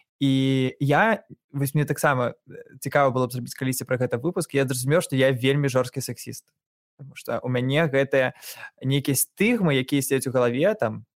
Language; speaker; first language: Belarusian; non-native, local second language; Russian